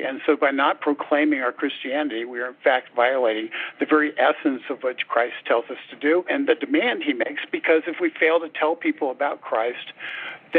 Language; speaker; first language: English; native; English